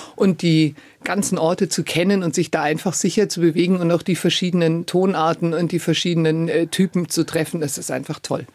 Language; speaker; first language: German; native; German